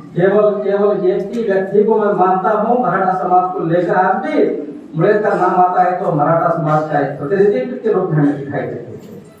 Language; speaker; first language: Hindi; non-native, local second language; Marathi